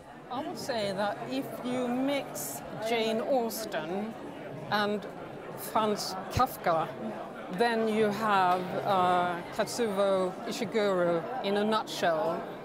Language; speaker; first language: English; non-native, fluent; Swedish